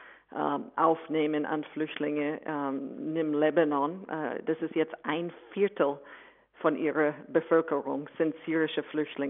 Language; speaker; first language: German; non-native, fluent; English